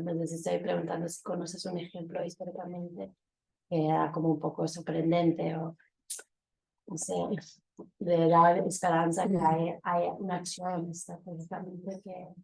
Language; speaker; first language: Spanish; early bilingual, heritage; Spanish